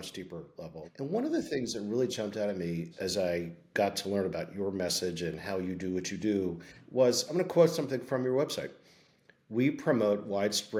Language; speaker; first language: English; native; English